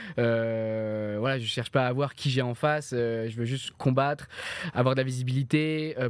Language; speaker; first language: French; native; French